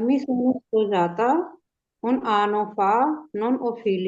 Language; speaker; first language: Italian; non-native, learner; Punjabi